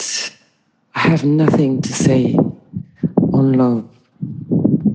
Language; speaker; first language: English; native; English